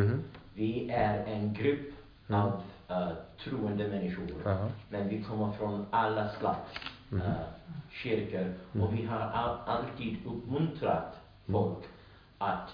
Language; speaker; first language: Swedish; non-native, learner; English